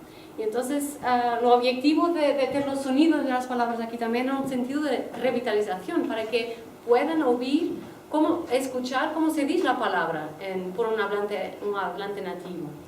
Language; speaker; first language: Spanish; non-native, fluent; Portuguese